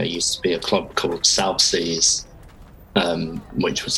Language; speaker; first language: English; native; English